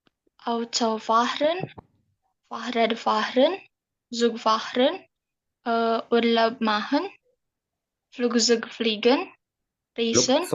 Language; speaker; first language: German; non-native, learner; Indonesian